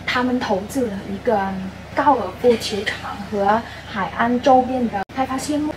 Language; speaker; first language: Chinese; non-native, fluent; Vietnamese